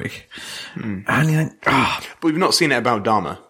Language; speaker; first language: English; native; English